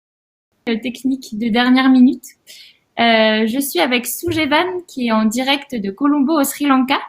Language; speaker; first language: French; native; French